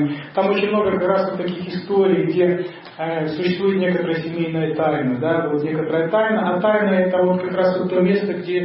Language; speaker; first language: Russian; native; Russian